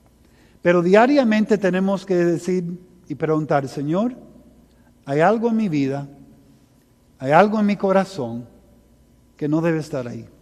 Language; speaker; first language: Spanish; early bilingual, heritage; Spanish